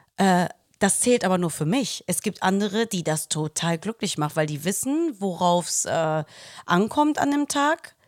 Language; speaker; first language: German; early bilingual, other home language; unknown